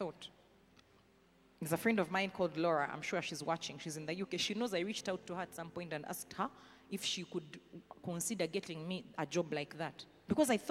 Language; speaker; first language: English; non-native, local second language; Nyankole